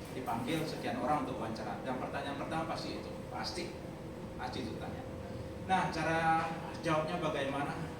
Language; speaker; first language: Indonesian; non-native, local second language; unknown